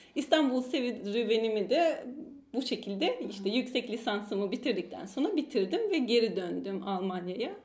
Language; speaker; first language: Turkish; early bilingual, heritage; Turkish